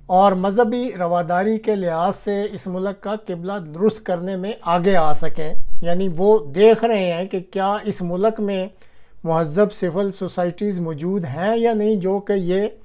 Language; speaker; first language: Urdu; non-native, local second language; Punjabi